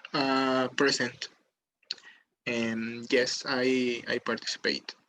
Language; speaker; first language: English; non-native, learner; Spanish